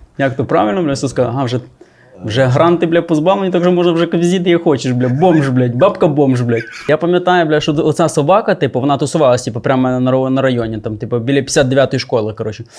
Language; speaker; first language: Ukrainian; native; Ukrainian